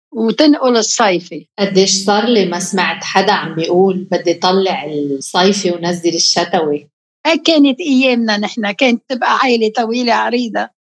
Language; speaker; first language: Arabic; native; Arabic